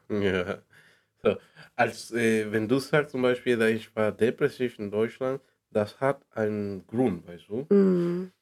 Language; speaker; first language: German; non-native, learner; Spanish